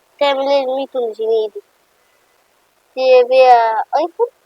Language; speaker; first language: Arabic; native; Arabic